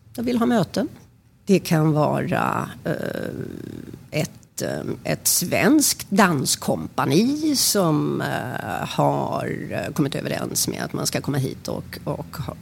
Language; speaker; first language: Swedish; native; Swedish